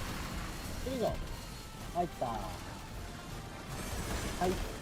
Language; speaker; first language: Japanese; native; Japanese